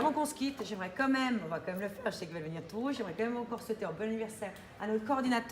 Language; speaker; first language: French; native; French